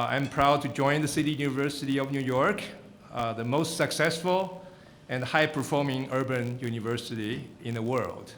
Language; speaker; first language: English; non-native, fluent; Chinese